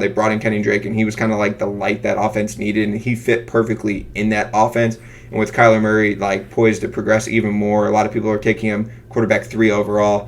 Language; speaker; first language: English; native; English